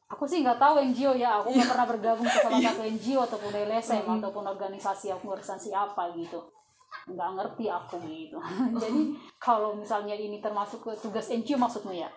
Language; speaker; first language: Indonesian; non-native, local second language; Batak Toba